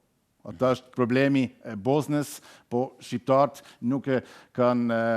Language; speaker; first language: Albanian; non-native, learner; German